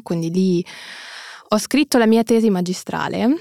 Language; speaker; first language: Italian; early bilingual, other home language; Russian